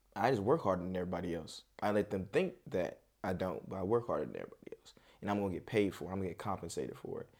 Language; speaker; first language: English; native; English